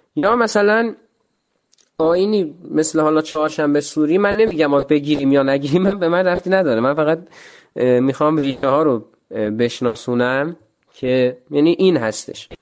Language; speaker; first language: Persian; native; Persian